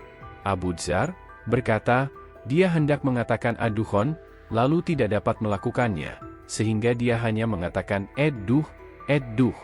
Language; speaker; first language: Indonesian; native; Indonesian